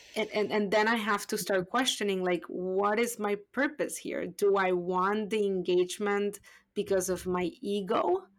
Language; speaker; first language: English; non-native, fluent; Spanish